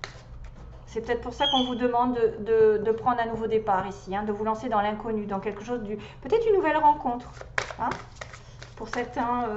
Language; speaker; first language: French; native; French